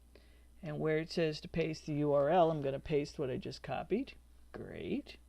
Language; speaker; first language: English; native; English